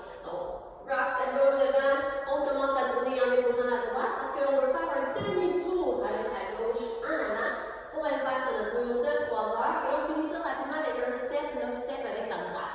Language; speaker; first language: French; native; French